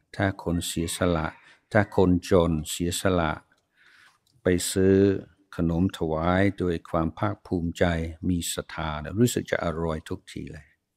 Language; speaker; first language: Thai; non-native, fluent; English